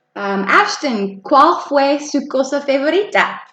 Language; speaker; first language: Spanish; non-native, fluent; English